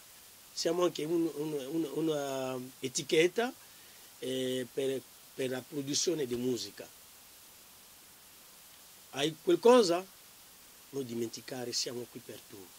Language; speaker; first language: Italian; non-native, learner; Lingala